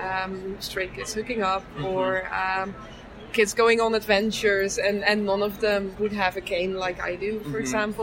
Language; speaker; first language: English; non-native, fluent; Dutch